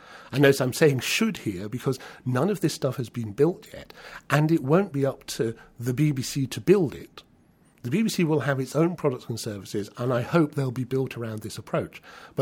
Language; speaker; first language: English; native; English